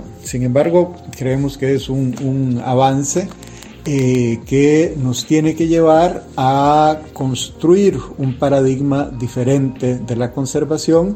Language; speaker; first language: Spanish; native; Spanish